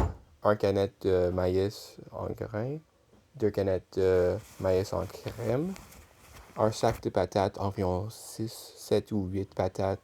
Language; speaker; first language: French; non-native, local second language; English